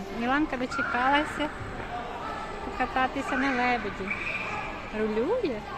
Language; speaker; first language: Ukrainian; native; Ukrainian